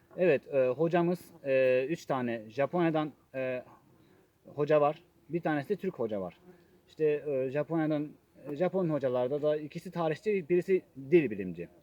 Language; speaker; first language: Turkish; non-native, fluent; Japanese